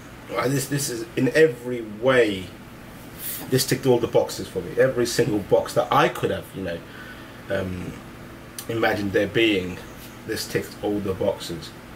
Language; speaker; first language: English; early bilingual, other home language; Hindi